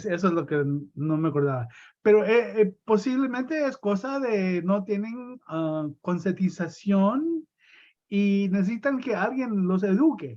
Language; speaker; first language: Spanish; early bilingual, heritage; Spanish